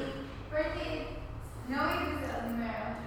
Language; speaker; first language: Spanish; non-native, learner; English